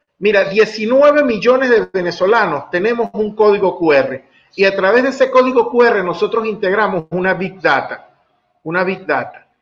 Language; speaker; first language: Spanish; native; Spanish